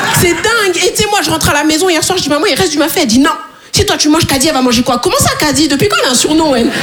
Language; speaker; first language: French; native; French